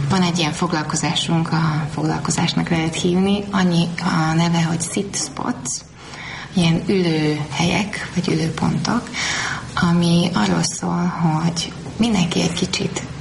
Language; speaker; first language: Hungarian; native; Hungarian